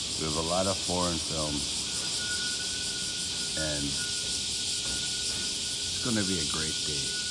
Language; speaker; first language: English; native; English